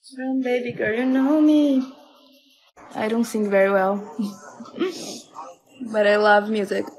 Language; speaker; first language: English; non-native, fluent; Portuguese